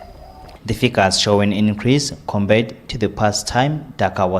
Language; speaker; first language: English; non-native, local second language; Swati